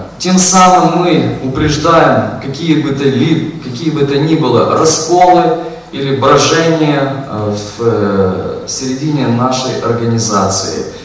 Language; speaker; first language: Russian; non-native, local second language; Ukrainian